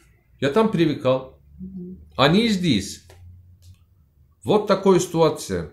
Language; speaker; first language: Russian; non-native, learner; Turkish